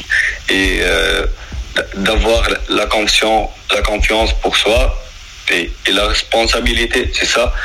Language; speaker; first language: French; non-native, learner; Arabic